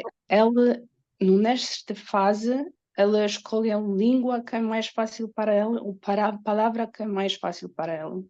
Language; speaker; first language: Portuguese; non-native, learner; Polish